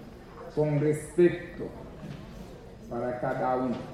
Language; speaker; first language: Spanish; non-native, learner; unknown